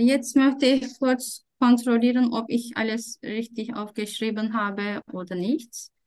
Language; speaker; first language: German; non-native, fluent; Turkish